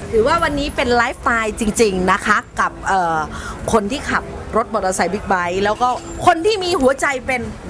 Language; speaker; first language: Thai; native; Thai